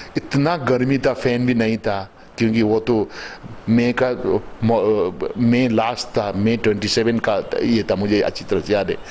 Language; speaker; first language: Hindi; non-native, local second language; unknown